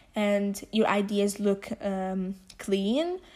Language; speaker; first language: English; non-native, fluent; Arabic